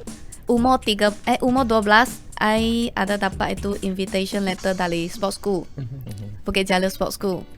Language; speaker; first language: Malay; non-native, local second language; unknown